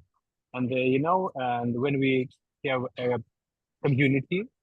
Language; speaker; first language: English; non-native, learner; Ukrainian